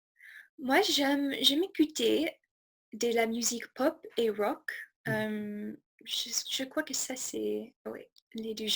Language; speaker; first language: French; non-native, fluent; English